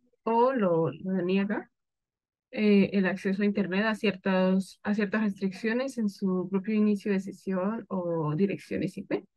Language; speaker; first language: Spanish; native; Spanish